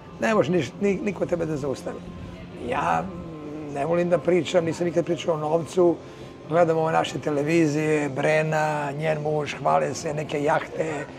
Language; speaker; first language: Serbian; native; Serbian